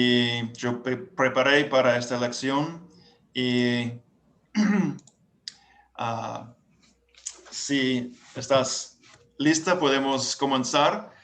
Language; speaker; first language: Spanish; non-native, learner; English